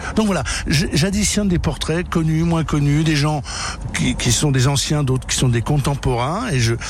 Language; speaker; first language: French; native; French